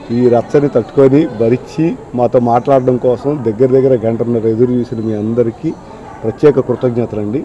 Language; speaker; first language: Telugu; native; Telugu